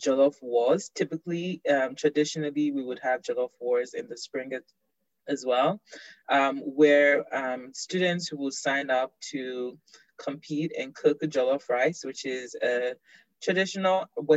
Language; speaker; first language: English; non-native, local second language; Yoruba